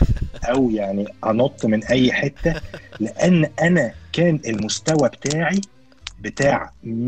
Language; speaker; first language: Arabic; native; Arabic